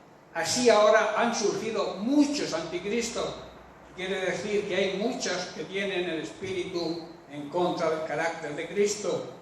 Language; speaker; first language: Spanish; native; Spanish